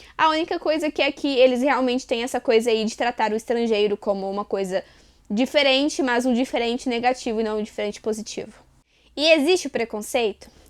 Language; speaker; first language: Portuguese; native; Portuguese